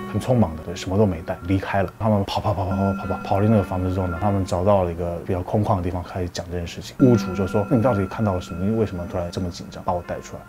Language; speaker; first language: Chinese; non-native, fluent; Korean